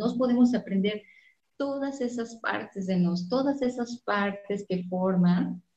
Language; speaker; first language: Spanish; non-native, fluent; Portuguese